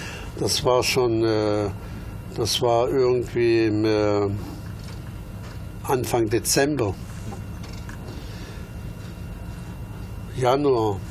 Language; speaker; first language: German; early bilingual, other home language; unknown